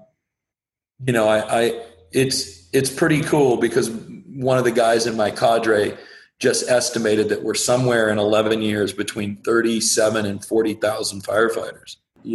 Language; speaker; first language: English; native; English